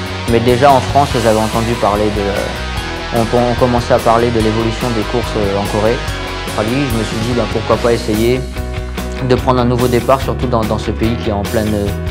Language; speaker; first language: French; native; French